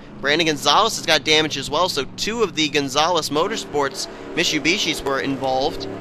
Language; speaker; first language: English; native; English